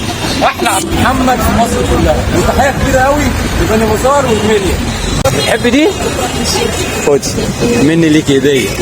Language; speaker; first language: Arabic; native; Arabic